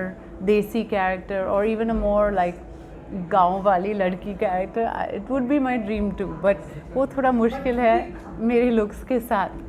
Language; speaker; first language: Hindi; non-native, local second language; French